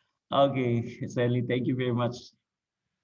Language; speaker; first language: English; non-native, learner; Indonesian